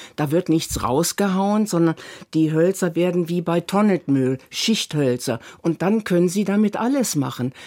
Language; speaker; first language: German; native; German